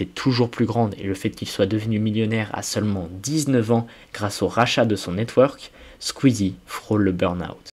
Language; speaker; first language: French; native; French